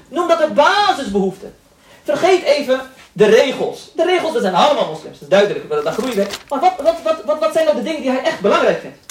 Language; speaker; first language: Dutch; early bilingual, other home language; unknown